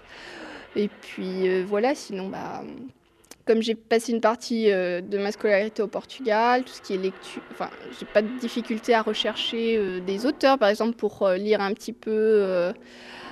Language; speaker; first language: French; early bilingual, other home language; Portuguese